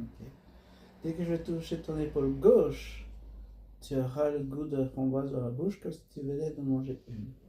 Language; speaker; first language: French; native; French